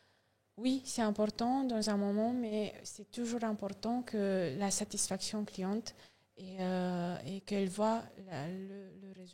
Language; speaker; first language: French; non-native, learner; Romanian